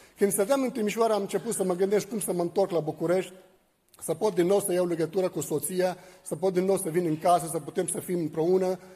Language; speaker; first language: Romanian; non-native, fluent; Arabic